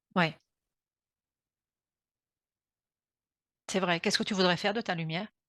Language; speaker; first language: French; native; French